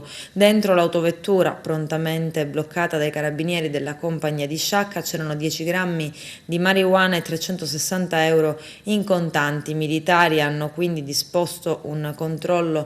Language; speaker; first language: Italian; native; Italian